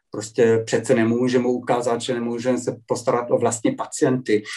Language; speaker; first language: Czech; non-native, fluent; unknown